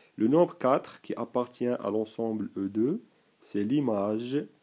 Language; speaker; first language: French; non-native, local second language; Arabic